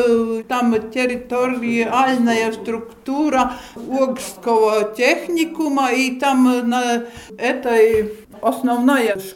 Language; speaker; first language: Russian; non-native, local second language; Latvian